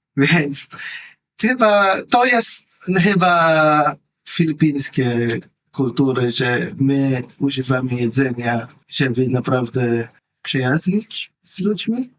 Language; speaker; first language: Polish; non-native, learner; Filipino